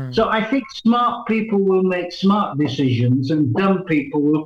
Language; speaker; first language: English; native; English